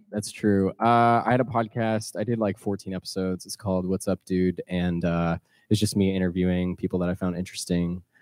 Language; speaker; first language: English; native; English